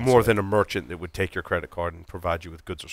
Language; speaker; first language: English; native; English